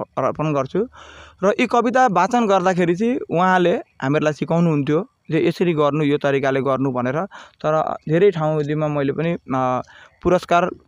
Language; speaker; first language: Nepali; native; Nepali